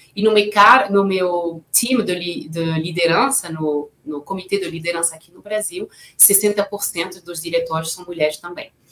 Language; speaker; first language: Portuguese; non-native, fluent; French